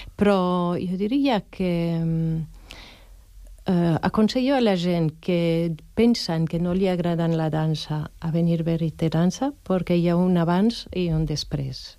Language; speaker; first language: Catalan; non-native, fluent; French